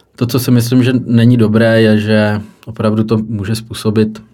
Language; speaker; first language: Czech; native; Czech